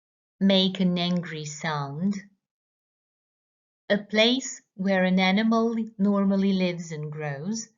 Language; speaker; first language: English; non-native, fluent; Croatian